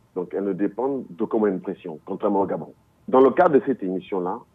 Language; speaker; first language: French; non-native, local second language; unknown